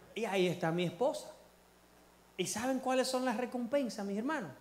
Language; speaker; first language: Spanish; early bilingual, heritage; Spanish